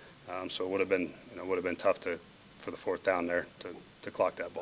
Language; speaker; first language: English; native; English